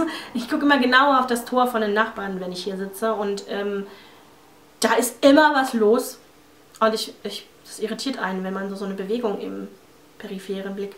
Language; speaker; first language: German; native; German